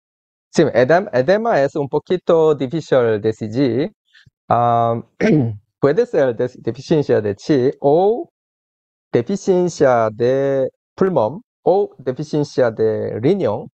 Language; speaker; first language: Spanish; non-native, learner; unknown